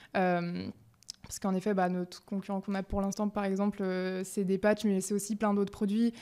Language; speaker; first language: French; native; French